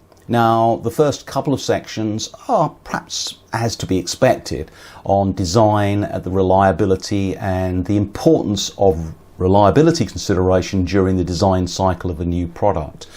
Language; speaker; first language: English; native; English